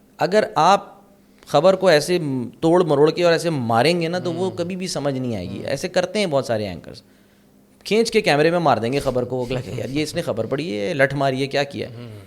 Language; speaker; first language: Urdu; native; Urdu